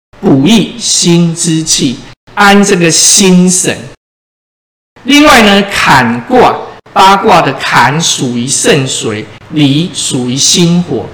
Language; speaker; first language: Chinese; native; Chinese